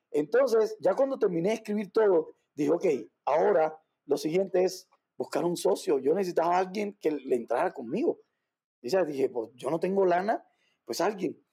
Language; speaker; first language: Spanish; native; Spanish